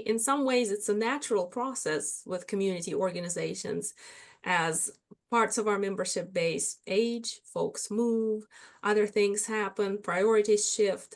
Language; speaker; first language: English; non-native, fluent; Russian